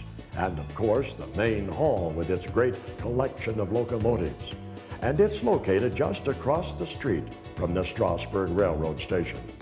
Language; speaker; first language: English; native; English